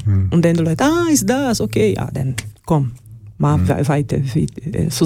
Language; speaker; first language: German; non-native, learner; Portuguese